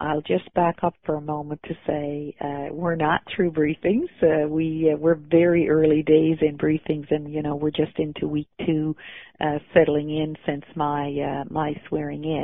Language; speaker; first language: English; native; English